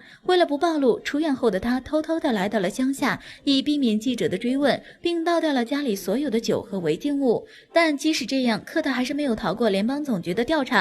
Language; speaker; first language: Chinese; native; Chinese